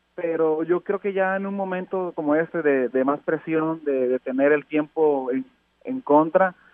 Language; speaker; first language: Spanish; native; Spanish